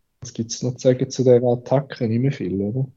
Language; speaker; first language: German; native; German